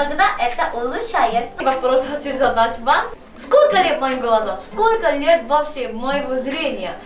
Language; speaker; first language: Russian; non-native, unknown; Korean